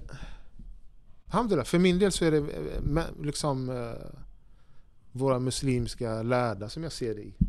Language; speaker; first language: Swedish; native; Swedish